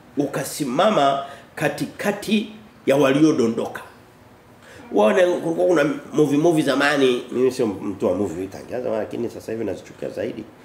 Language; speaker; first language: Swahili; native; Swahili